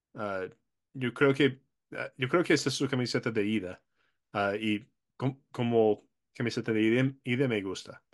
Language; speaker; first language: Spanish; non-native, fluent; English